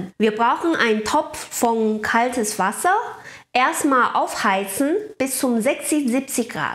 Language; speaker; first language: German; non-native, learner; Chinese